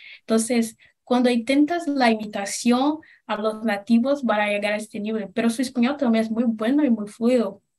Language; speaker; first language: Spanish; non-native, learner; Portuguese